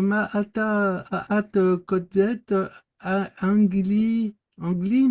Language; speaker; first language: Hebrew; non-native, learner; French